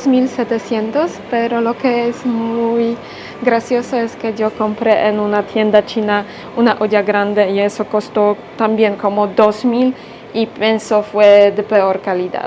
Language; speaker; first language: Spanish; non-native, fluent; Polish